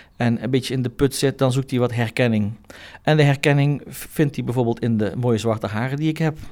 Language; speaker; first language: Dutch; early bilingual, other home language; Turkish